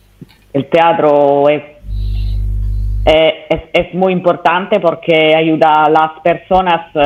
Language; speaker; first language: Spanish; non-native, learner; Italian